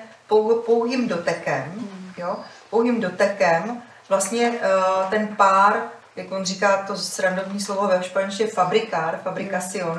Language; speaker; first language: Czech; native; Czech